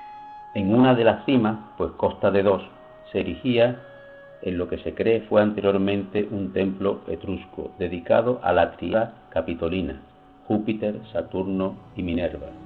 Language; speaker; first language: Spanish; native; Spanish